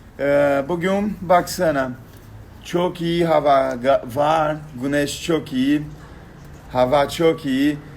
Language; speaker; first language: Turkish; non-native, learner; Portuguese